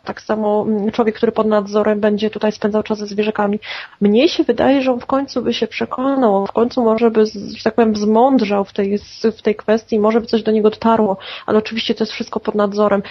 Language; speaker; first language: Polish; native; Polish